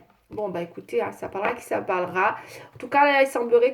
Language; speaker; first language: French; native; French